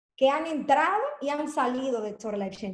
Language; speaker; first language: Spanish; native; Spanish